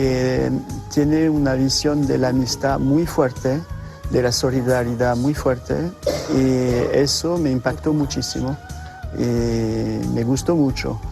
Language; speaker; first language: Spanish; non-native, fluent; French